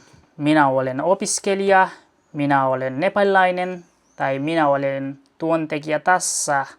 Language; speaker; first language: Finnish; non-native, learner; Nepali